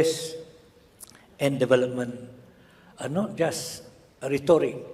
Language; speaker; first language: English; non-native, local second language; Malay